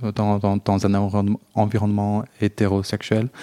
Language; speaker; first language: French; non-native, fluent; Chinese